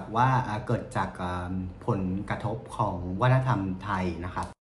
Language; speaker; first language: Thai; non-native, fluent; Vietnamese